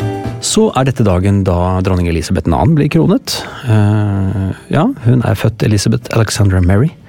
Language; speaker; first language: Norwegian; native; Norwegian